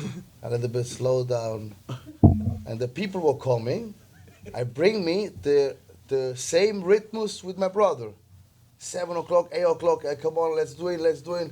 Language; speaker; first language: English; non-native, learner; Italian